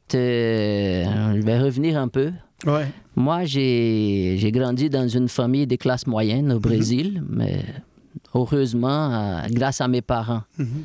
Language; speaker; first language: French; non-native, fluent; Portuguese